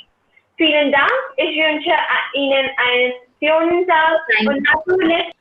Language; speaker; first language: German; non-native, learner; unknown